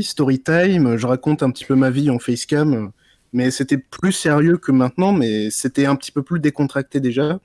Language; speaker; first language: French; native; French